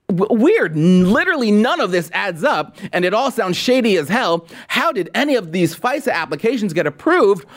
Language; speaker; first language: English; native; English